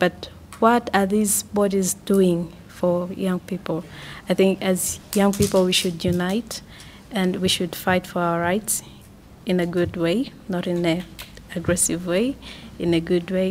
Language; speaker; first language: English; non-native, local second language; Swahili